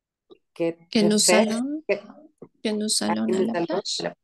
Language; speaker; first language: French; non-native, learner; Spanish